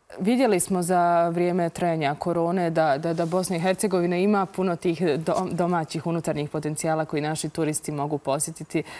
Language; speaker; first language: Croatian; native; Croatian